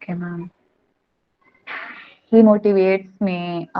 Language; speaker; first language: English; non-native, learner; Hindi